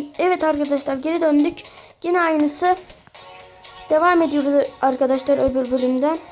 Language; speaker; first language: Turkish; native; Turkish